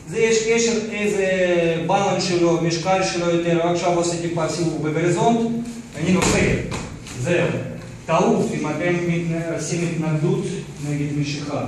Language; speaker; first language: Hebrew; non-native, fluent; Russian